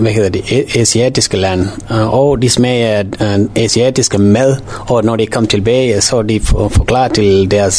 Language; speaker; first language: Danish; non-native, learner; Tamil